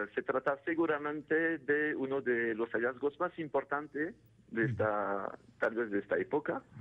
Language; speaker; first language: Spanish; non-native, fluent; French